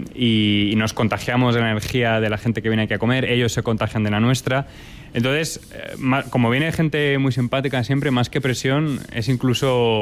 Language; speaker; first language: Spanish; native; Spanish